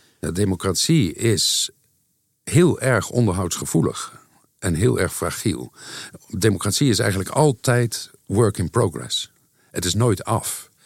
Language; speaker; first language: Dutch; native; Dutch